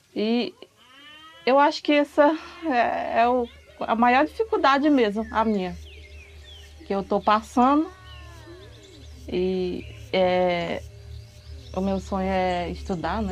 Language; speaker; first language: Portuguese; non-native, local second language; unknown